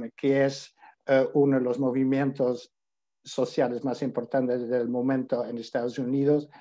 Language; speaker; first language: Spanish; non-native, fluent; Dutch